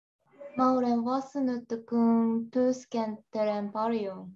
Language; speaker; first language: Finnish; non-native, learner; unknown